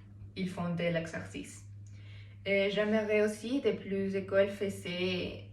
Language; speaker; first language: French; non-native, learner; Spanish